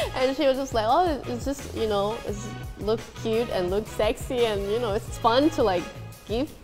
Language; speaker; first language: English; non-native, fluent; Thai